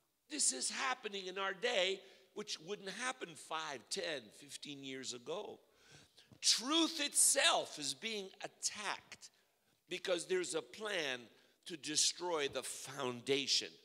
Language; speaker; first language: English; early bilingual, other home language; Russian